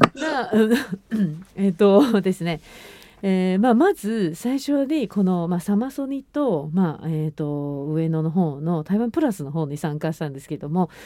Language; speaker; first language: Japanese; non-native, fluent; Chinese